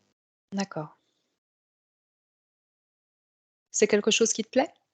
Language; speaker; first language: French; native; French